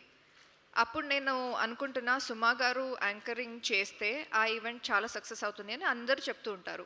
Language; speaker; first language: Telugu; non-native, local second language; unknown